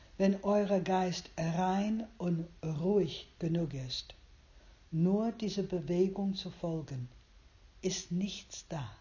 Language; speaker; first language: German; non-native, fluent; English